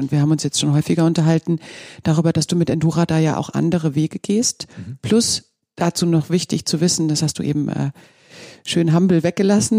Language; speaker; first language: German; native; German